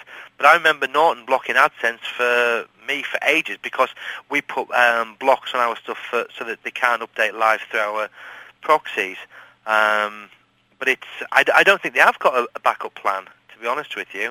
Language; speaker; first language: English; native; English